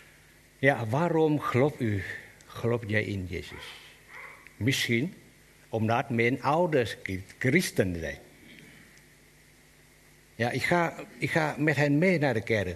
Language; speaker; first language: Dutch; non-native, learner; Vietnamese